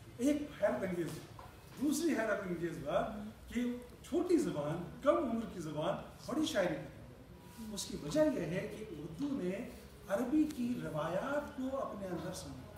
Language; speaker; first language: Urdu; native; Urdu